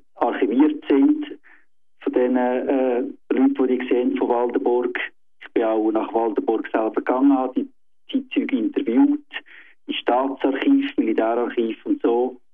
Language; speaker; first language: German; native; German